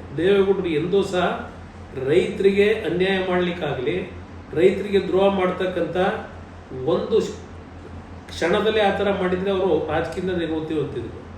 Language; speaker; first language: Kannada; native; Kannada